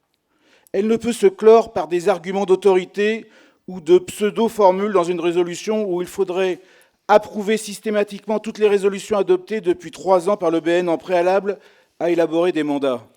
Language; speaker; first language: French; native; French